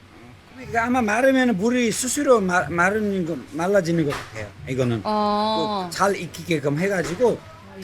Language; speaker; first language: Korean; non-native, fluent; Nepali